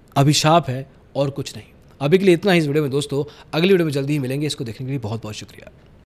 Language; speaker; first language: Hindi; native; Hindi